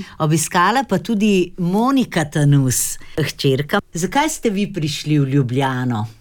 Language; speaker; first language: Slovenian; native; Slovenian